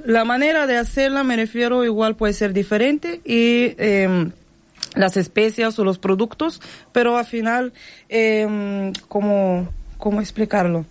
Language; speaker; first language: Spanish; non-native, fluent; Bulgarian